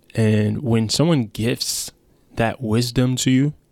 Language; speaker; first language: English; native; English